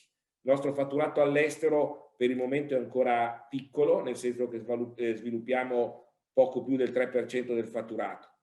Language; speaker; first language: Italian; native; Italian